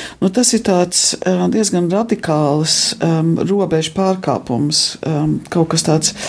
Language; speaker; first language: Latvian; early bilingual, heritage; Latvian